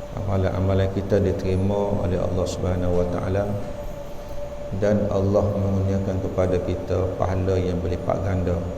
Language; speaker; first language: Malay; native; Malay